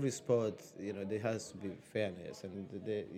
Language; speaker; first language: English; non-native, local second language; Kinyarwanda